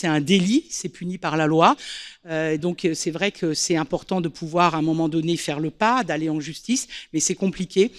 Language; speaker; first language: French; native; French